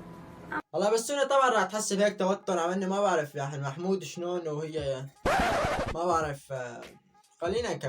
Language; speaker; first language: Arabic; native; Arabic